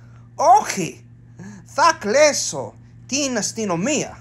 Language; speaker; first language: Greek; non-native, learner; English